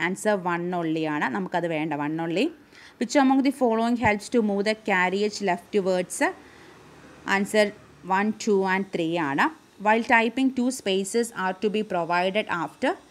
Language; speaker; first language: English; non-native, local second language; Malayalam